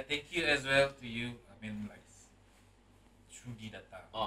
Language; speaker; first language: English; non-native, local second language; Malay